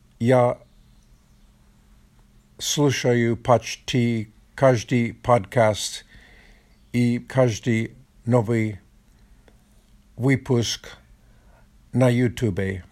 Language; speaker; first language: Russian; non-native, learner; Polish